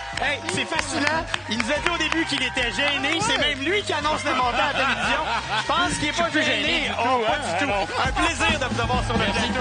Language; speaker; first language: French; native; French